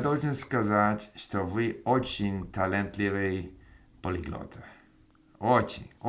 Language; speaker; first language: Russian; non-native, learner; English